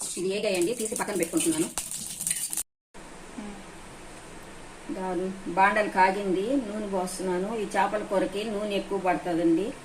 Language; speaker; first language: Telugu; native; Telugu